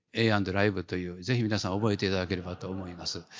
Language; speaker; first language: Japanese; native; Japanese